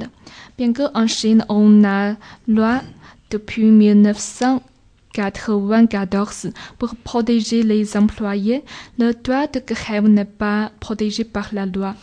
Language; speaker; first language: French; non-native, learner; Chinese